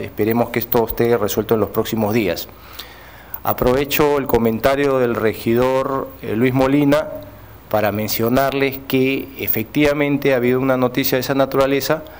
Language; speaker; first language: Spanish; native; Spanish